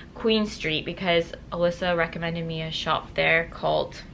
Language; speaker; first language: English; native; English